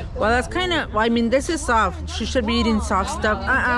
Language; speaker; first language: English; early bilingual, other home language; Spanish